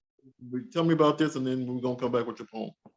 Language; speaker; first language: English; native; English